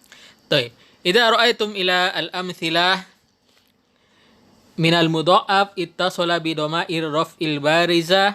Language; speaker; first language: Arabic; non-native, fluent; Indonesian